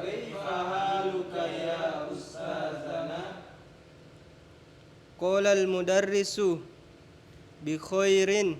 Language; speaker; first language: Arabic; non-native, learner; Indonesian